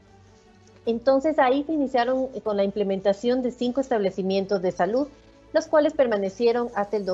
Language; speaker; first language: Spanish; native; Spanish